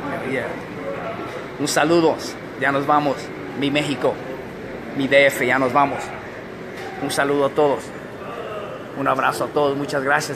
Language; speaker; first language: Spanish; early bilingual, other home language; English